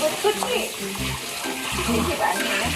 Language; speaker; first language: Korean; non-native, learner; Filipino